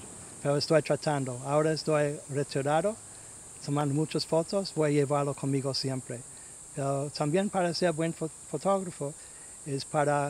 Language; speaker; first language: Spanish; non-native, learner; English